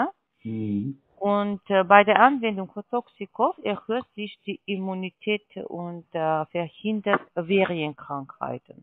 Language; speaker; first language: German; non-native, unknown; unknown